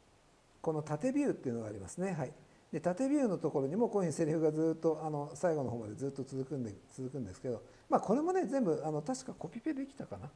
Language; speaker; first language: Japanese; native; Japanese